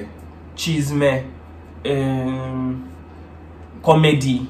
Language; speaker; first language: Turkish; non-native, learner; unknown